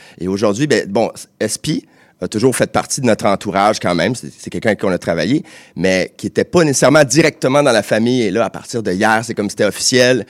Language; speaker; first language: French; native; French